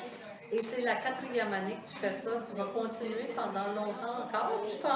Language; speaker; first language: French; native; French